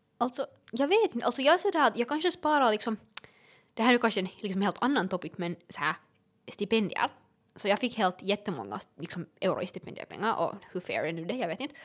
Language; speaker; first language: Swedish; native; Swedish